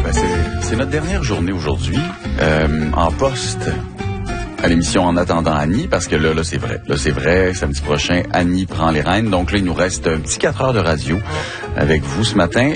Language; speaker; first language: French; native; French